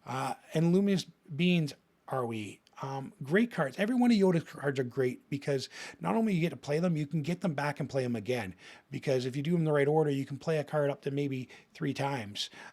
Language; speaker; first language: English; native; English